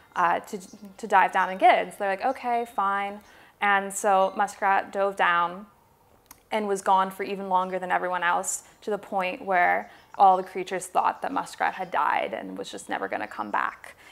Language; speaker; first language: English; native; English